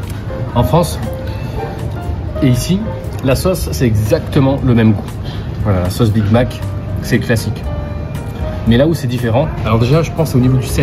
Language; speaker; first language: French; native; French